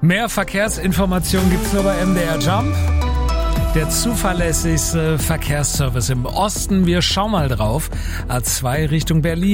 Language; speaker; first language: German; native; German